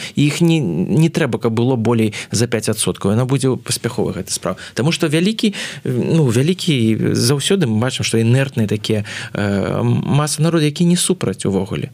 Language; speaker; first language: Belarusian; non-native, local second language; Russian